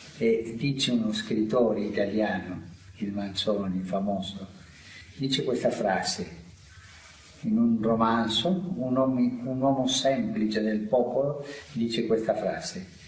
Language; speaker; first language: Italian; non-native, fluent; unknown